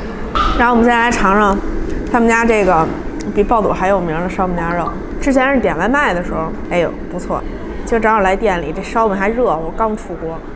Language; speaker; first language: Chinese; native; Chinese